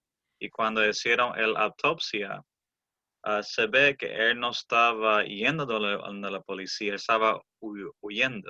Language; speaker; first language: Spanish; early bilingual, heritage; Spanish